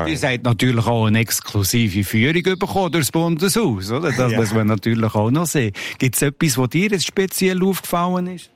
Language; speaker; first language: German; native; German